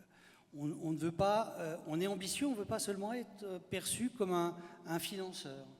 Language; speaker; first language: French; native; French